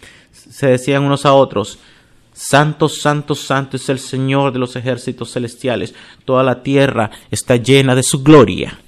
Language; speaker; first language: Spanish; non-native, fluent; English